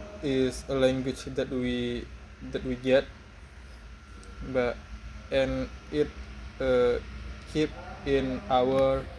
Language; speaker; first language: English; non-native, learner; Indonesian